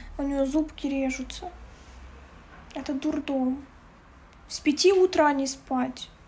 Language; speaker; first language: Russian; non-native, local second language; Ukrainian